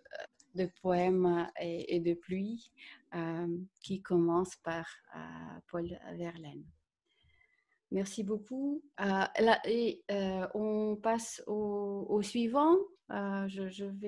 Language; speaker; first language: French; non-native, fluent; Russian